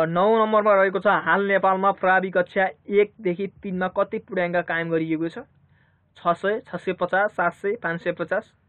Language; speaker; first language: Nepali; native; Nepali